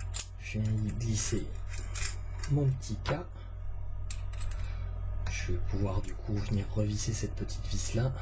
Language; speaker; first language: French; native; French